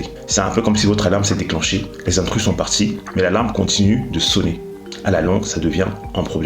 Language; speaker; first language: French; native; French